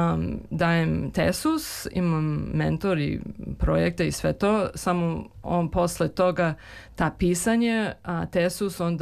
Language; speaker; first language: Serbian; early bilingual, heritage; Serbian